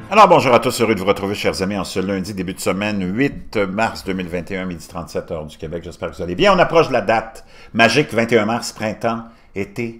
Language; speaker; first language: French; native; French